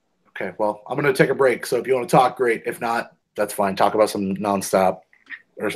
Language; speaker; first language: English; native; English